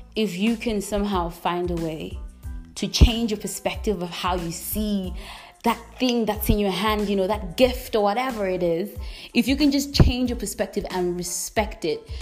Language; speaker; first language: English; non-native, local second language; Nyanja